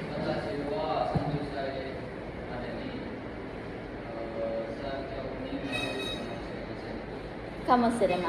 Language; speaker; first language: Japanese; non-native, learner; Indonesian